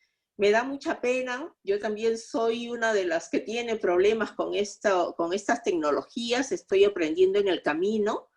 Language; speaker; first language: Spanish; native; Spanish